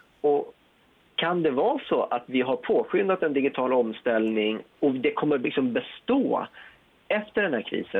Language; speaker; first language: Swedish; native; Swedish